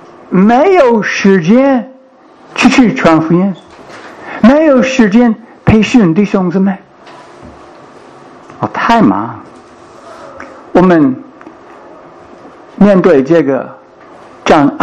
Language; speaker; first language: Chinese; non-native, fluent; English